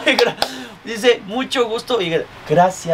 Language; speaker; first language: Spanish; non-native, fluent; Korean